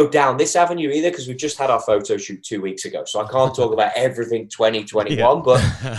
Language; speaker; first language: English; native; English